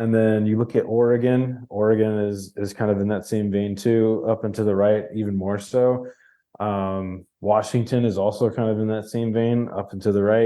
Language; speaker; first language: English; native; English